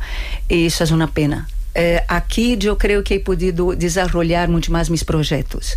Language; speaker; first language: Spanish; non-native, fluent; Portuguese